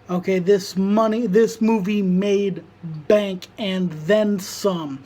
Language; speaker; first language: English; native; English